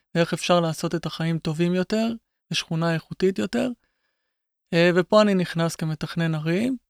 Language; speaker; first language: Hebrew; native; Hebrew